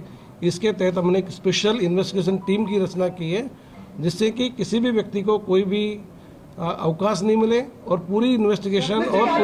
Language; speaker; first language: Hindi; non-native, local second language; Gujarati